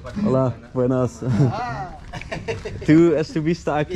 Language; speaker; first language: Spanish; non-native, learner; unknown